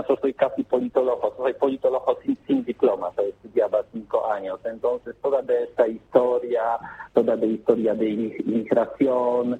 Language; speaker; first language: Spanish; non-native, learner; Polish